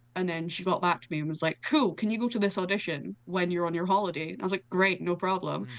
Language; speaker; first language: English; native; English